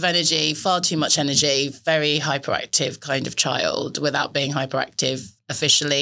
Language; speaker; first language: English; native; English